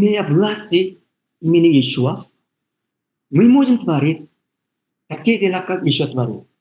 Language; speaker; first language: Russian; non-native, learner; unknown